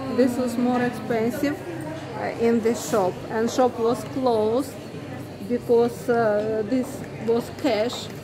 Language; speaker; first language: English; non-native, learner; Russian